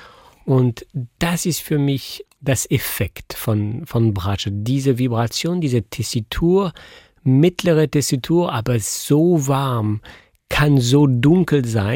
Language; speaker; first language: German; non-native, fluent; French